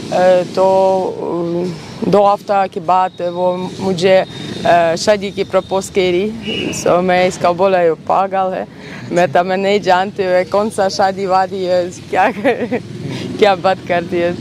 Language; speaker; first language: Hindi; non-native, learner; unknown